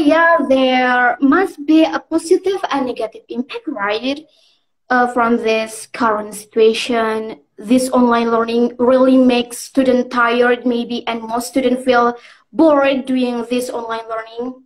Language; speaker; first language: English; non-native, learner; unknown